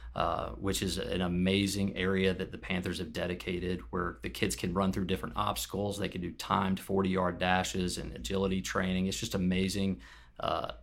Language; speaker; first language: English; native; English